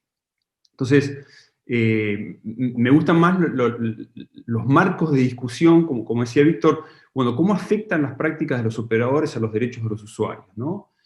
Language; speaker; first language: Spanish; native; Spanish